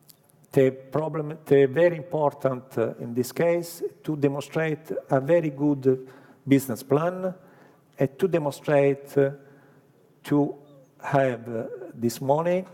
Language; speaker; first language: English; non-native, learner; Italian